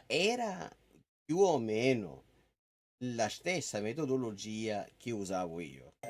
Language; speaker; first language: Italian; non-native, fluent; English